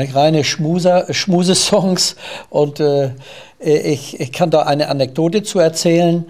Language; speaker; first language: German; native; German